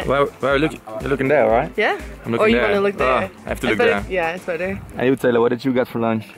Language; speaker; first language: English; native; English